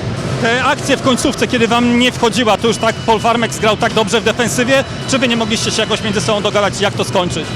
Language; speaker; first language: Polish; native; Polish